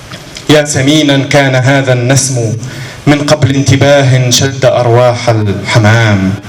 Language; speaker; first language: Arabic; native; Arabic